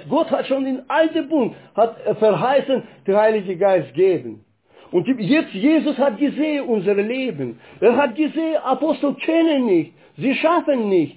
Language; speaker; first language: German; non-native, fluent; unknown